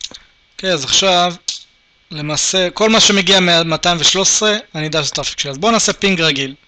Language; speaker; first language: Hebrew; native; Hebrew